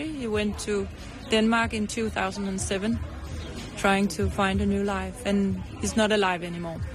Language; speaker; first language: English; non-native, fluent; Danish